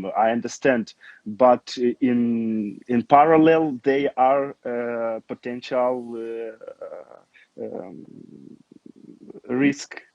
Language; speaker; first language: English; non-native, learner; Romanian